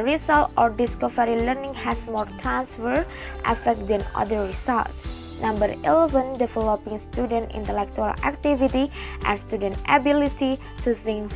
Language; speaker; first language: English; non-native, learner; Indonesian